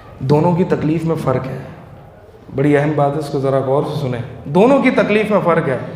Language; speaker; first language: Urdu; native; Urdu